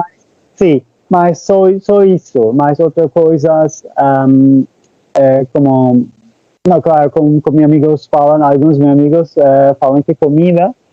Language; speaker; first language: Portuguese; non-native, learner; Turkish